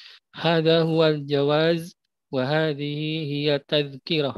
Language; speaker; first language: Arabic; non-native, learner; Indonesian